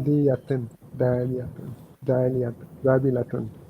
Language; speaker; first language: Arabic; non-native, learner; Japanese